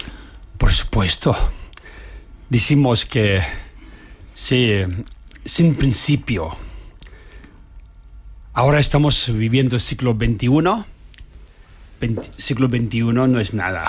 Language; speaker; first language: Spanish; non-native, learner; Tibetan